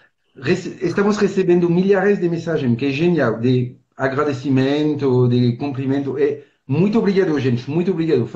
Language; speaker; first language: Portuguese; non-native, fluent; French